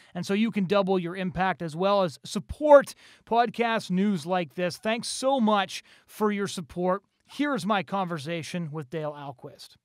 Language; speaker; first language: English; native; English